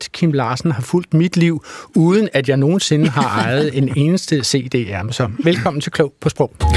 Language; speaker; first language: Danish; native; Danish